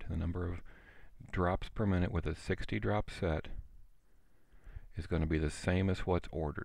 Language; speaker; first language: English; native; English